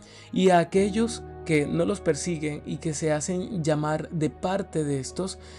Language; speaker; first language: Spanish; native; Spanish